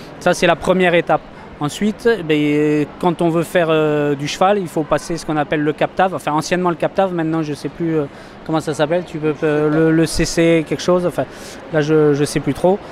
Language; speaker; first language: French; native; French